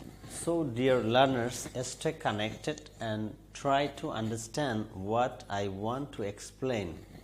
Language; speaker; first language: English; non-native, local second language; Bangla